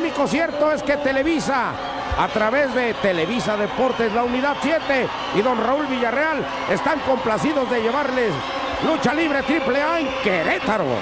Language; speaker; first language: Spanish; native; Spanish